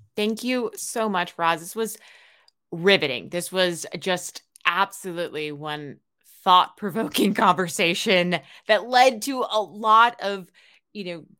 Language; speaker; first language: English; native; English